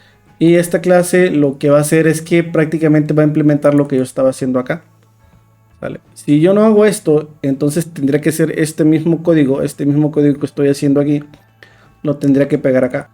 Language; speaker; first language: Spanish; native; Spanish